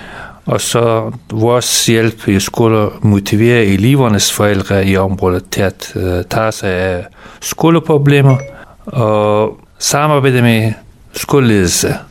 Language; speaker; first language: Danish; non-native, fluent; Persian